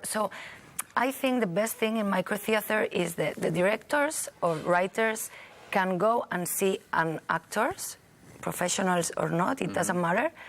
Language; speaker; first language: English; non-native, learner; Catalan